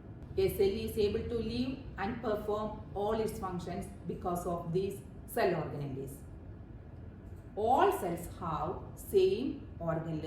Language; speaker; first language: English; non-native, local second language; Malayalam